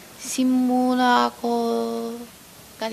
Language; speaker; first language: Filipino; non-native, learner; Chinese